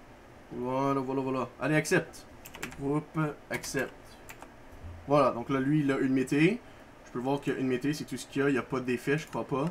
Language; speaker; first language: French; native; French